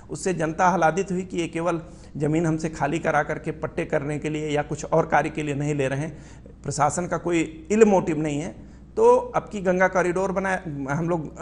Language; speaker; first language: Hindi; native; Hindi